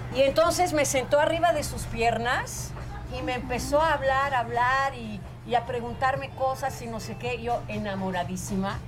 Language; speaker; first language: Spanish; non-native, fluent; Hebrew